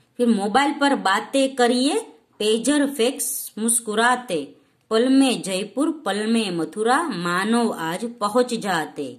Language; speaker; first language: Hindi; non-native, local second language; Gujarati